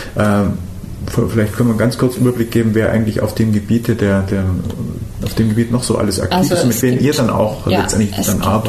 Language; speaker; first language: German; native; German